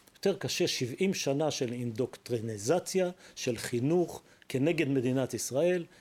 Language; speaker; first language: Hebrew; native; Hebrew